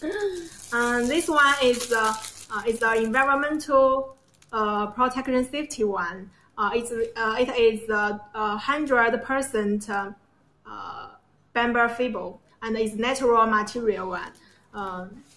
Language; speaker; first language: English; non-native, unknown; Chinese